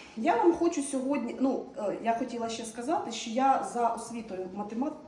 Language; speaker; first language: Ukrainian; non-native, local second language; Russian